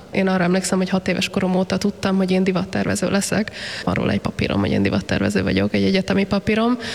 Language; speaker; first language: Hungarian; native; Hungarian